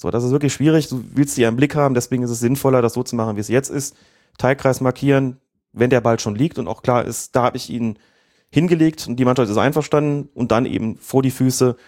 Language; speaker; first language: German; native; German